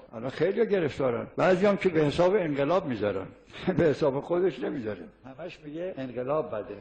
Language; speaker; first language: Persian; native; Persian